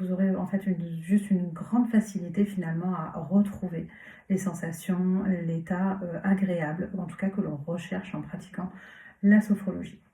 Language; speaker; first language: French; native; French